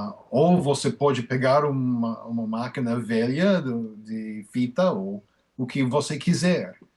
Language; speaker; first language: Portuguese; non-native, fluent; English